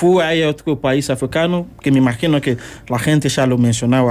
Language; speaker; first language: Spanish; non-native, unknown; Yoruba